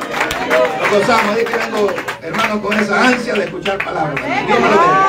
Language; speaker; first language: Spanish; native; Spanish